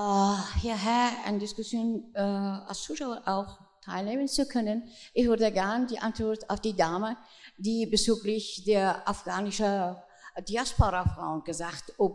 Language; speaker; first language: German; non-native, fluent; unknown